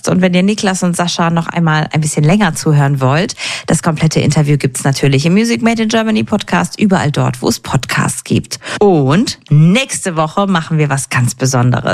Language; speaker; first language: German; native; German